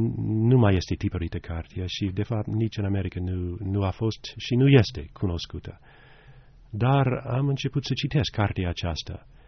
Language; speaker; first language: Romanian; non-native, fluent; English